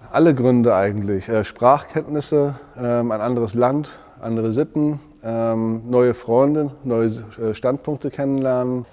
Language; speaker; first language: German; native; German